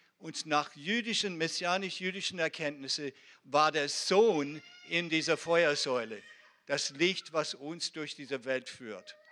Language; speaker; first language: German; non-native, fluent; Hebrew